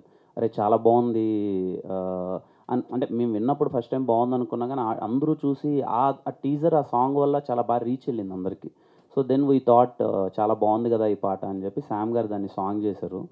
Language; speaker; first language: Telugu; native; Telugu